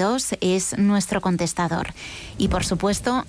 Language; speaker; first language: Spanish; native; Spanish